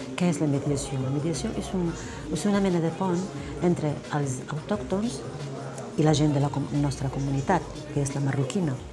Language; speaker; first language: Catalan; non-native, fluent; Arabic